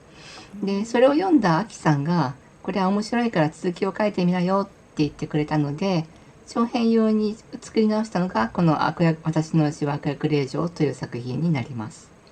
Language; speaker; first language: Japanese; native; Japanese